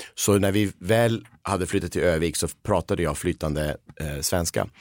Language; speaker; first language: Swedish; early bilingual, other home language; Persian